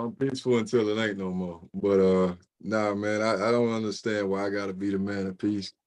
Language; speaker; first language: English; native; English